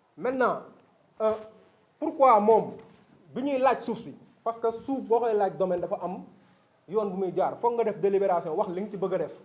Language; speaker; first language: Wolof; native; Wolof